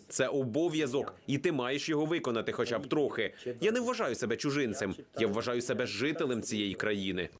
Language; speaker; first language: Ukrainian; non-native, fluent; Arabic